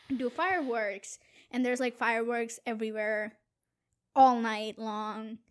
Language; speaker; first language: English; non-native, local second language; Gujarati